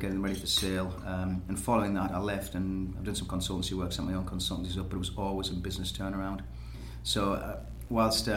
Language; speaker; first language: English; native; English